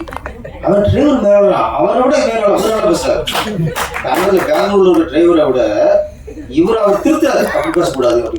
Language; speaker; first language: Tamil; native; Tamil